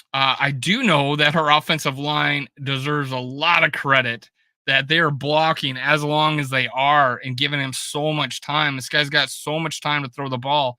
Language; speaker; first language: English; native; English